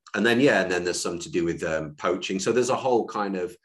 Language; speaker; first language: English; native; English